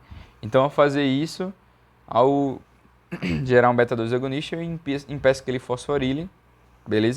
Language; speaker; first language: Portuguese; native; Portuguese